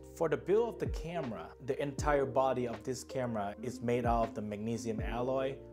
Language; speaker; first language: English; non-native, fluent; Thai